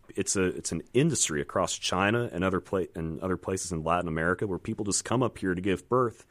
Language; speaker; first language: English; native; English